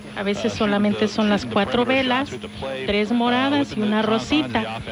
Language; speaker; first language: Spanish; native; Spanish